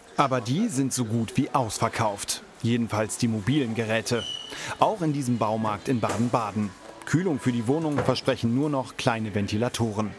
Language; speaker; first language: German; native; German